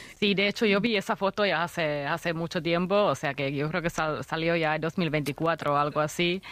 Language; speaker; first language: Spanish; non-native, fluent; Finnish